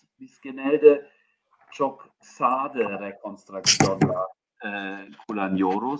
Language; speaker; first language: Turkish; non-native, fluent; German